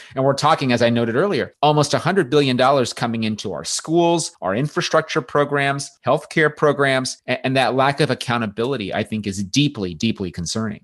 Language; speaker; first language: English; native; English